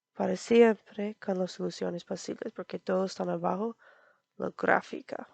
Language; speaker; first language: Spanish; non-native, learner; English